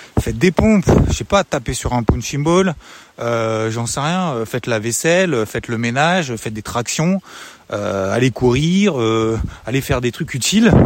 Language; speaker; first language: French; native; French